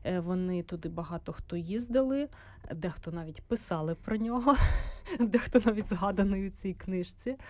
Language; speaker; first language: Ukrainian; native; Ukrainian